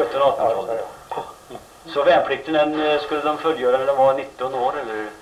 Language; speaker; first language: Swedish; native; Swedish